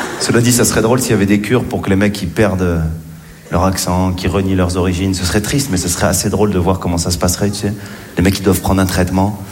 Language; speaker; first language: French; native; French